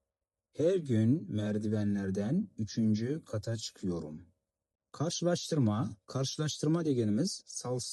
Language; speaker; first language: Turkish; non-native, fluent; Kazakh